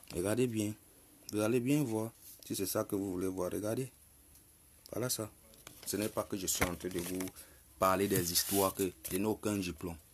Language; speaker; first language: French; non-native, local second language; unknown